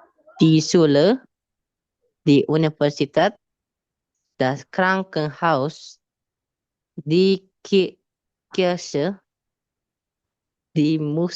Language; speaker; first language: German; non-native, learner; Indonesian